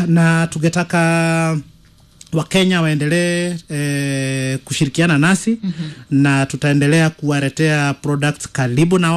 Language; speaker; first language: Swahili; non-native, local second language; Kikuyu